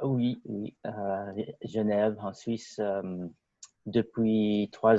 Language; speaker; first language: French; non-native, fluent; English